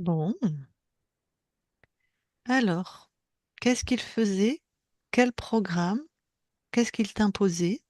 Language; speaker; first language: French; native; French